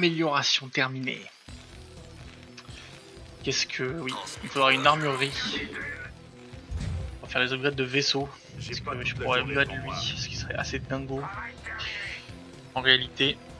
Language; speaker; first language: French; native; French